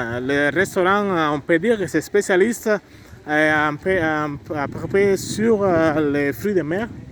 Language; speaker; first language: French; non-native, fluent; Spanish